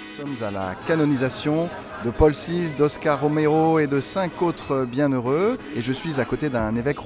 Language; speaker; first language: French; native; French